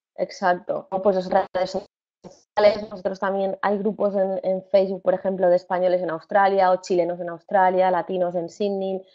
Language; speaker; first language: Spanish; native; Spanish